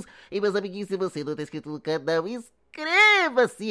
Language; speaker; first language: Portuguese; native; Portuguese